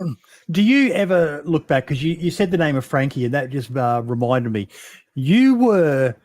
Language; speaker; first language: English; native; English